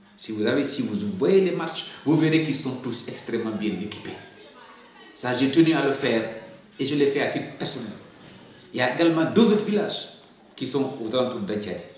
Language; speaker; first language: French; non-native, local second language; Wolof